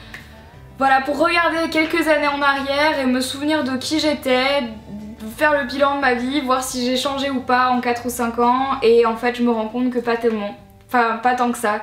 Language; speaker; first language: French; native; French